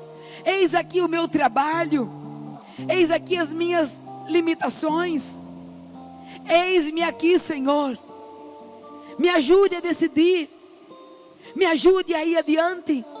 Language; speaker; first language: Portuguese; native; Portuguese